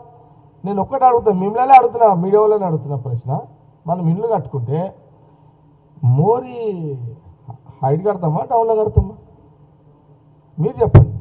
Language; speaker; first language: Telugu; native; Telugu